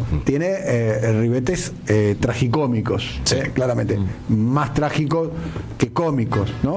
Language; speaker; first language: Spanish; native; Spanish